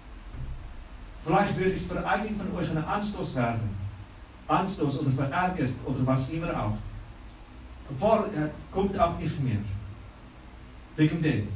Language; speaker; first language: German; non-native, fluent; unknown